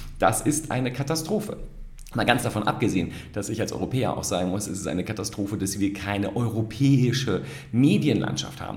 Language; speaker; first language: German; native; German